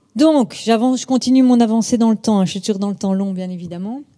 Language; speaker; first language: French; native; French